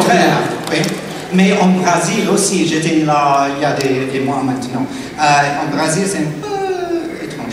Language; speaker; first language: French; non-native, learner; English